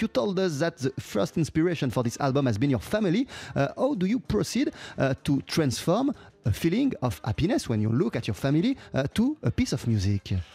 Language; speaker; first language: English; non-native, fluent; French